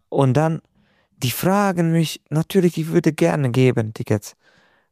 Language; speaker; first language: German; non-native, fluent; Hungarian